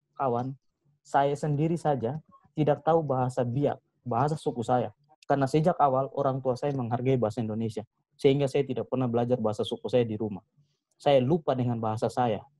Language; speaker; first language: Indonesian; native; Indonesian